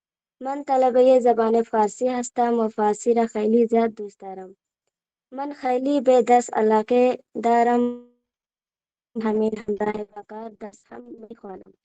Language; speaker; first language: Persian; non-native, learner; Urdu